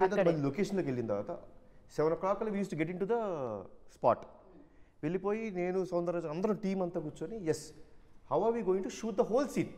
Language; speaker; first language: Telugu; native; Telugu